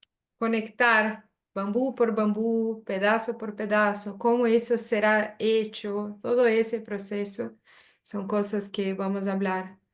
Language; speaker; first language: Spanish; non-native, learner; Portuguese